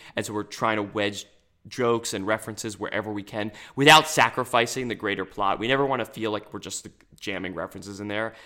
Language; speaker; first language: English; native; English